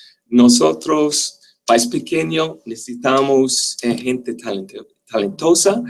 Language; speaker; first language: Spanish; non-native, fluent; English